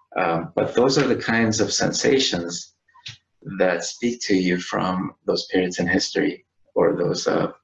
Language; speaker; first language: English; native; English